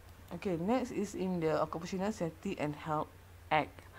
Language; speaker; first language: English; non-native, local second language; Malay